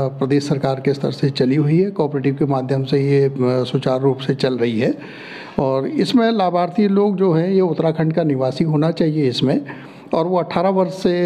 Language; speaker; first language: Hindi; native; Hindi